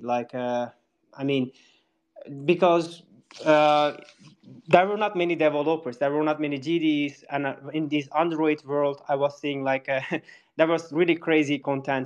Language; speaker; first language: English; non-native, fluent; Turkish